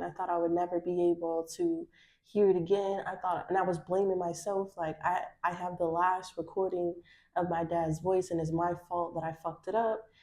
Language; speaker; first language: English; native; English